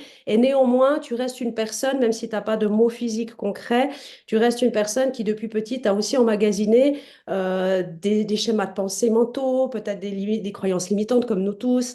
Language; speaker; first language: French; native; French